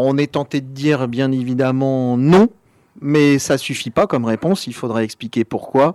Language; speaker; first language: French; native; French